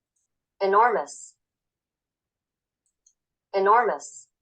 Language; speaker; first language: English; non-native, learner; Portuguese